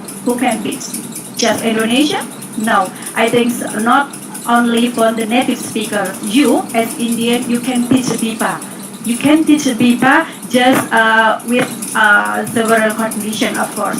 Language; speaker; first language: English; non-native, learner; Indonesian